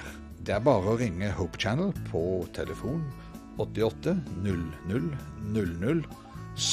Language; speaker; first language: Norwegian; native; Norwegian